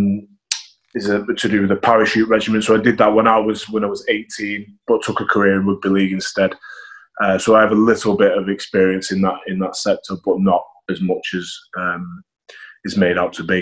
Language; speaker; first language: English; native; English